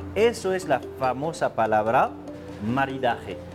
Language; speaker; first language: Spanish; non-native, fluent; French